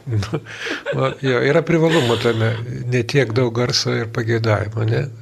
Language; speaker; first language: Lithuanian; native; Lithuanian